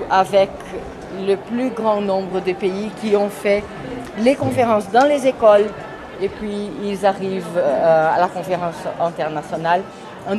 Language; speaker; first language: French; non-native, fluent; Portuguese